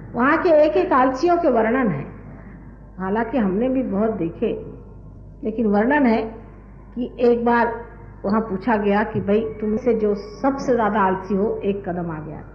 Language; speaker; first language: Hindi; non-native, local second language; Marathi